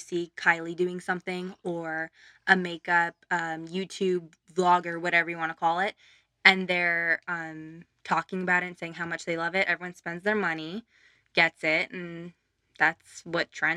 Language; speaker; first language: English; native; English